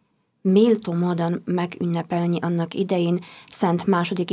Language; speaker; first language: Hungarian; non-native, fluent; Polish